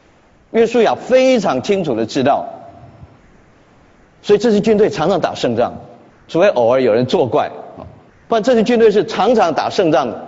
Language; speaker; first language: Chinese; native; Chinese